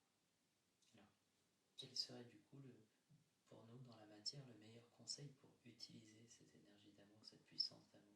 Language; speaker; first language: French; native; French